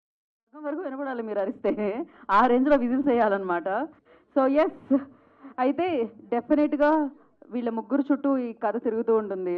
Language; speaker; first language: Telugu; native; Telugu